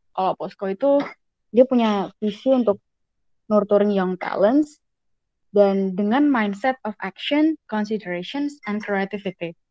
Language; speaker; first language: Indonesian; native; Indonesian